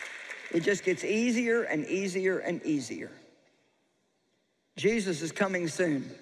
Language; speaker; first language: English; native; English